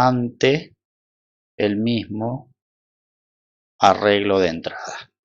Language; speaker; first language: Spanish; native; Spanish